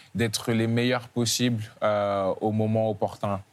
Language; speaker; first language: French; native; French